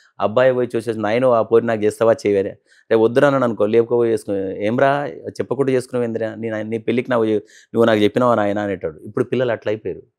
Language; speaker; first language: Telugu; non-native, local second language; Lambadi